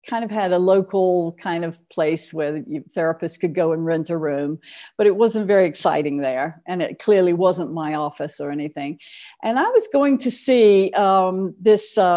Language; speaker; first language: English; native; English